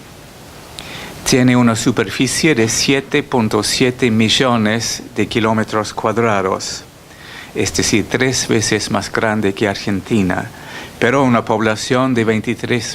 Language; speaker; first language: Spanish; non-native, fluent; English